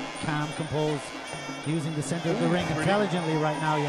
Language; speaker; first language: English; native; English